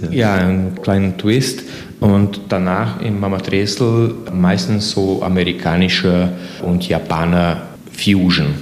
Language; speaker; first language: German; non-native, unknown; Hungarian